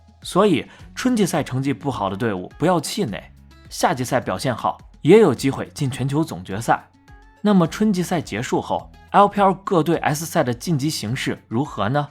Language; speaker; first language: Chinese; native; Chinese